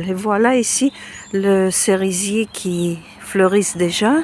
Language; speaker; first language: French; non-native, fluent; Russian